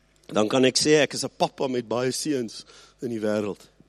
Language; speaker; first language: Afrikaans; early bilingual, heritage; Afrikaans